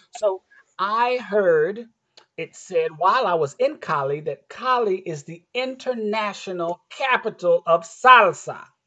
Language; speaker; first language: English; native; English